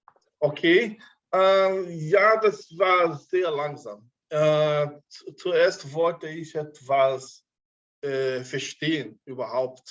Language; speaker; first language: German; non-native, fluent; Portuguese